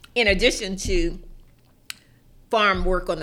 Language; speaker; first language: English; native; English